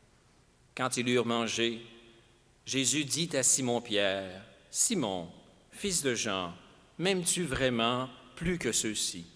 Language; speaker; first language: French; native; French